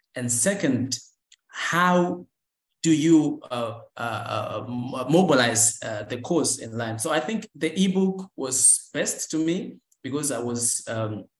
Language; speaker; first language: English; non-native, local second language; Swahili